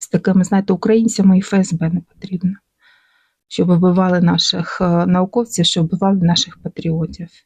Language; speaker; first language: Ukrainian; non-native, local second language; Russian